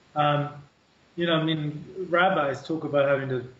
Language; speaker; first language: English; native; English